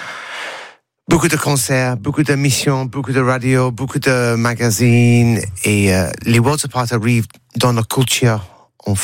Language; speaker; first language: French; non-native, learner; English